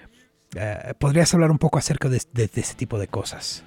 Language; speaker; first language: Spanish; native; Spanish